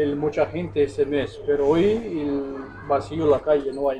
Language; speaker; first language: Spanish; non-native, learner; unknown